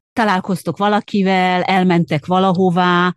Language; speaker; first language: Hungarian; native; Hungarian